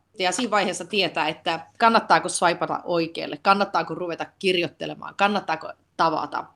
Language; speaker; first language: Finnish; early bilingual, heritage; Finnish